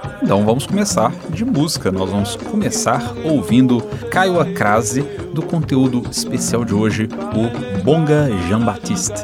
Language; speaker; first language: Portuguese; native; Portuguese